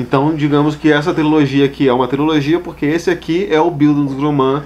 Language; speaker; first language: Portuguese; native; Portuguese